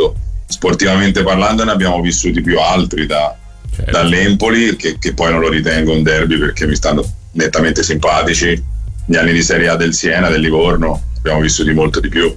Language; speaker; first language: Italian; native; Italian